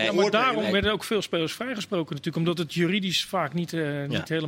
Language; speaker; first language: Dutch; native; Dutch